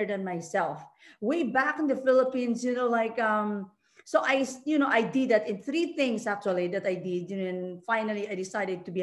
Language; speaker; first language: English; non-native, local second language; Filipino